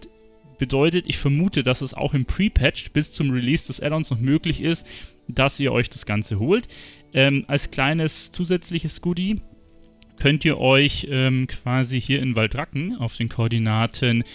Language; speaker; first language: German; native; German